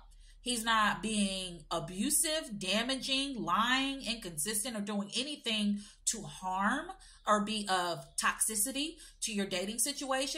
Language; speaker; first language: English; native; English